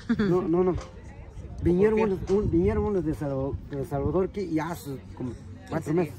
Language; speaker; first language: Spanish; non-native, local second language; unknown